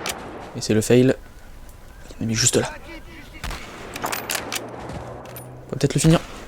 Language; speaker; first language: French; native; French